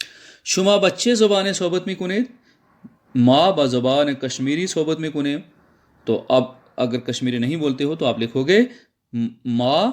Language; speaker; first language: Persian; non-native, fluent; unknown